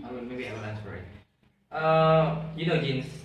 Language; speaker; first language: English; non-native, learner; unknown